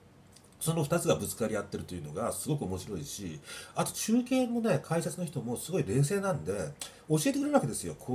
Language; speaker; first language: Japanese; native; Japanese